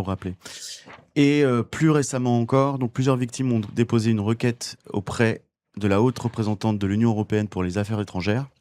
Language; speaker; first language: French; native; French